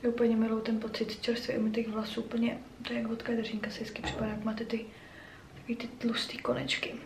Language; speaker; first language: Czech; native; Czech